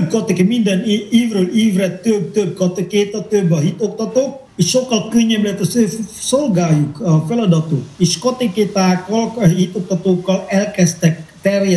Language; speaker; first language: Hungarian; non-native, fluent; Indonesian